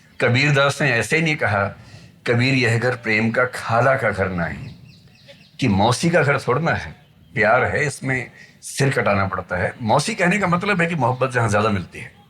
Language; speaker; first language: Hindi; native; Hindi